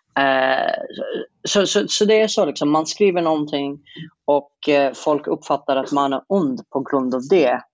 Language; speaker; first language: Swedish; non-native, fluent; Arabic